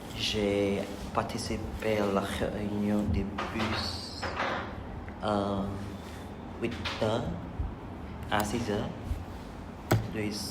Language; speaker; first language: French; non-native, learner; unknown